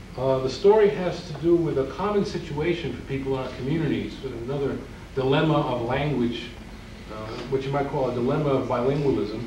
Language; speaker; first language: English; native; English